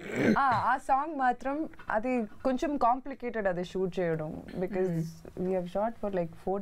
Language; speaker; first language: Telugu; non-native, fluent; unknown